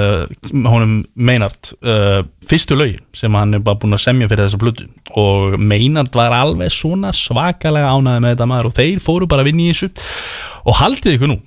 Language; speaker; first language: Icelandic; native; Icelandic